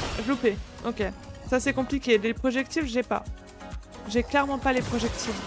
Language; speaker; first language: French; native; French